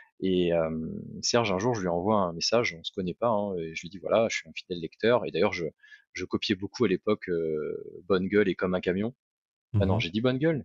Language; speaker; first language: French; native; French